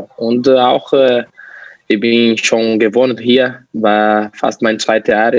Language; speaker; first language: German; non-native, learner; Portuguese